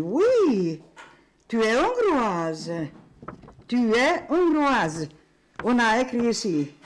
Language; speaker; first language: French; non-native, learner; Hungarian